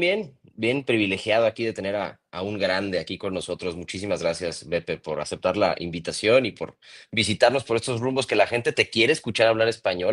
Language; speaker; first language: Spanish; native; Spanish